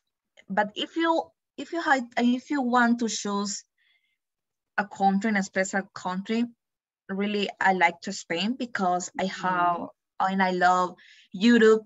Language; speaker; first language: English; non-native, learner; Spanish